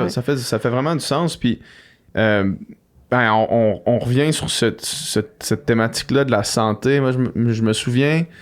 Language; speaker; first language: French; native; French